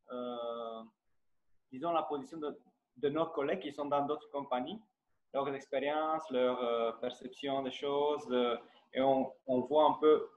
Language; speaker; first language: French; non-native, fluent; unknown